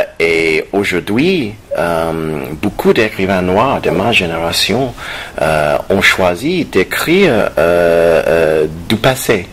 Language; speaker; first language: French; non-native, fluent; English